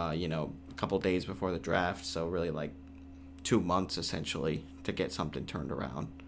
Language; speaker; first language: English; native; English